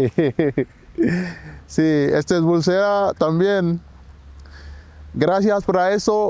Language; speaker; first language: Spanish; non-native, learner; Wolof